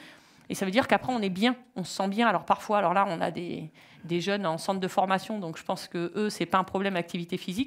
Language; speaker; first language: French; native; French